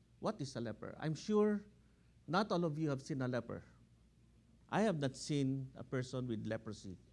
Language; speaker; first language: English; non-native, local second language; Filipino